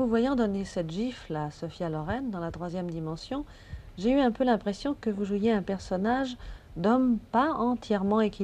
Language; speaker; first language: French; native; French